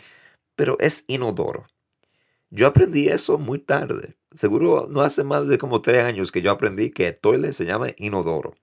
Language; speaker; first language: Spanish; early bilingual, heritage; Spanish